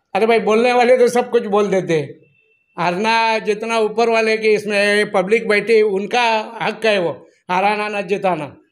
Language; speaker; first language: Hindi; non-native, local second language; Marathi